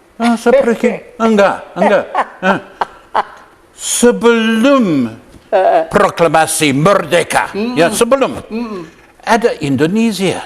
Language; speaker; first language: Indonesian; non-native, learner; English